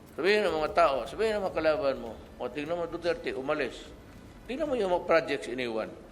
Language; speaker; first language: Filipino; non-native, local second language; Cebuano